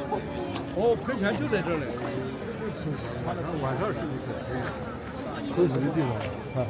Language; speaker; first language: Chinese; native; Chinese